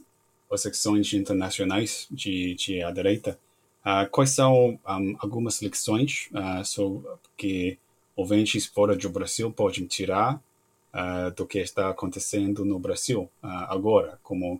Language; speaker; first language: Portuguese; non-native, learner; English